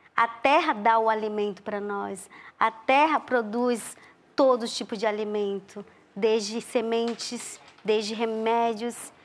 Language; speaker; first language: Portuguese; non-native, local second language; Ticuna